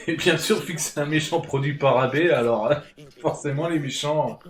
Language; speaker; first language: French; native; French